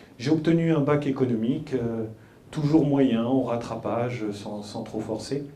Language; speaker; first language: French; early bilingual, other home language; Arabic